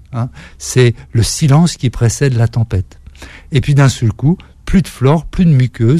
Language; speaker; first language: French; native; French